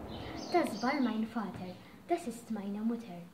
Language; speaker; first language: German; non-native, learner; Maltese